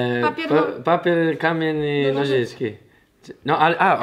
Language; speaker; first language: Polish; non-native, learner; Catalan